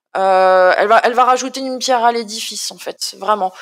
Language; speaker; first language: French; native; French